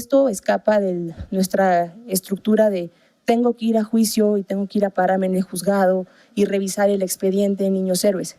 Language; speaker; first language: Spanish; native; Spanish